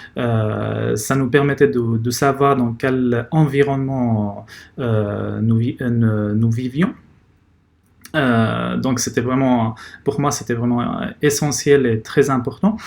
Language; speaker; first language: French; non-native, fluent; Arabic